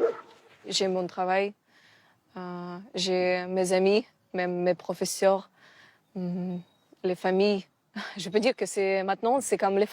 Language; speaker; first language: French; non-native, learner; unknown